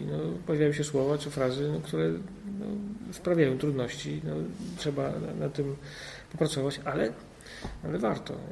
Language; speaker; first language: Polish; native; Polish